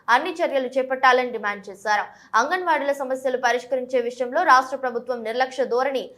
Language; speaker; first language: Telugu; native; Telugu